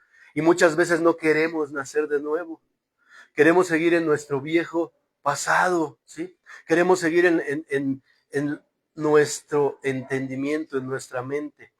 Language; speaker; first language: Spanish; native; Spanish